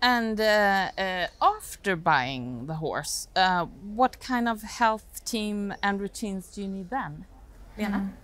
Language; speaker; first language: English; non-native, fluent; Swedish